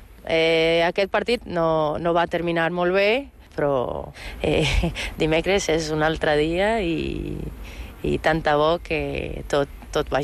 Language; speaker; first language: Catalan; non-native, fluent; Portuguese